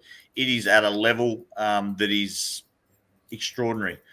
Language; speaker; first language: English; native; English